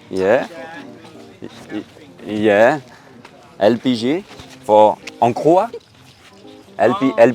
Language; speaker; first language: English; non-native, learner; French